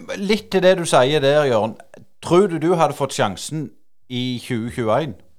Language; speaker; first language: Norwegian; native; Norwegian